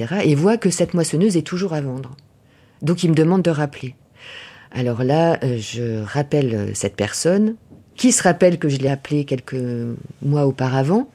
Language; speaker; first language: French; native; French